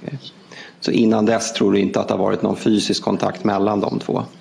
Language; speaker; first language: Swedish; native; Swedish